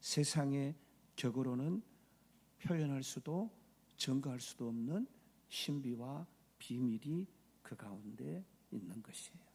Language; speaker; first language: Korean; native; Korean